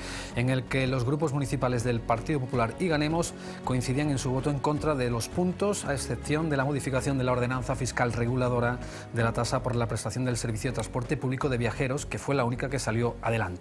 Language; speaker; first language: Spanish; native; Spanish